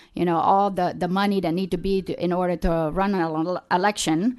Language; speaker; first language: English; early bilingual, other home language; Khmer